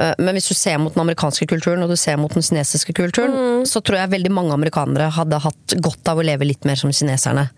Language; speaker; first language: Norwegian; native; Norwegian